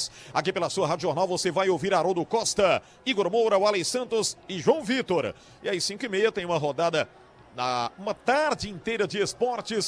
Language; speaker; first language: Portuguese; native; Portuguese